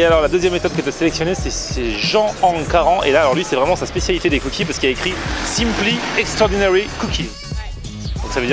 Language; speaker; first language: French; native; French